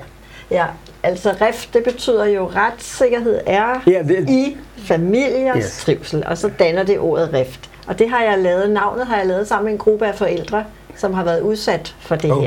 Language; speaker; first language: Danish; native; Danish